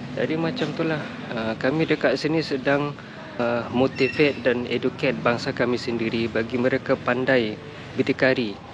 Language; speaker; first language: Malay; non-native, fluent; Western Cham